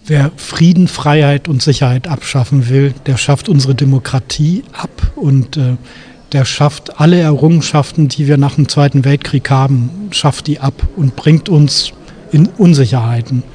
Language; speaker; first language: German; native; German